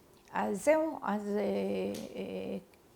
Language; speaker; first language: Hebrew; early bilingual, other home language; Arabic